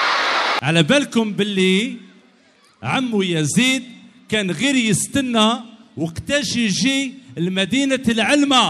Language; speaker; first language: Arabic; native; Arabic